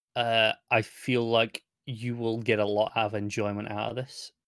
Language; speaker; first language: English; native; English